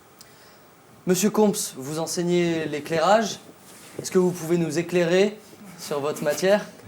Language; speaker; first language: French; native; French